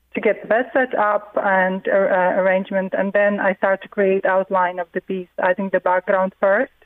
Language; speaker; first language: English; non-native, fluent; Russian